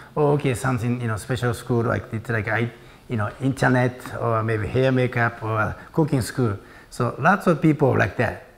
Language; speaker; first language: English; non-native, learner; Japanese